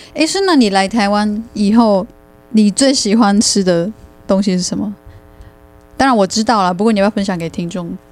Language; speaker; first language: Chinese; native; Chinese